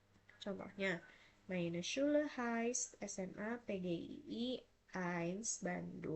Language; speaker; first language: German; non-native, fluent; Indonesian